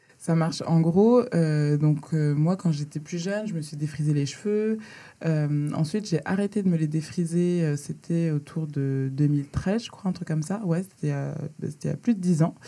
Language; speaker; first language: French; early bilingual, other home language; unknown